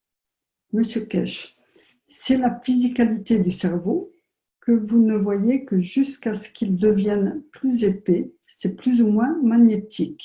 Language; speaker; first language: French; native; French